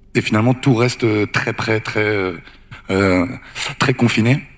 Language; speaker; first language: French; native; French